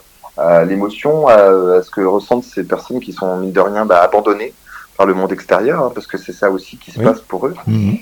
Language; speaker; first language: French; native; French